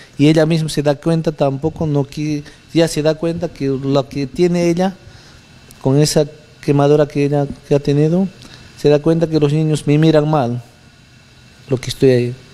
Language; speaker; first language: Spanish; native; Spanish